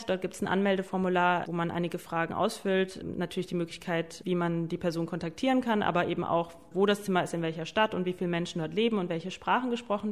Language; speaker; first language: German; native; German